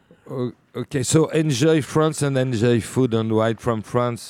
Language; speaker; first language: English; non-native, learner; French